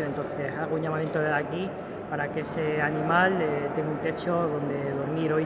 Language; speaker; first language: Spanish; native; Spanish